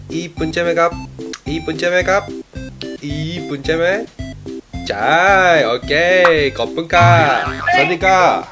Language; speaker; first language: Thai; non-native, learner; Japanese